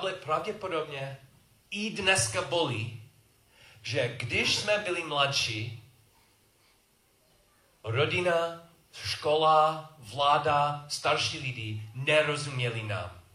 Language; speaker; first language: Czech; non-native, learner; English